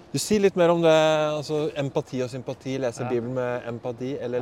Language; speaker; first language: Norwegian; native; Norwegian